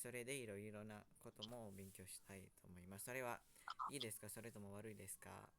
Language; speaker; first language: Japanese; non-native, learner; Indonesian